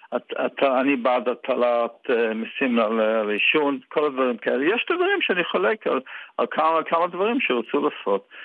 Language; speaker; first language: Hebrew; non-native, fluent; Yiddish